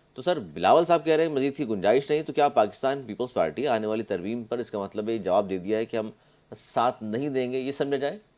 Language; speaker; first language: Urdu; native; Urdu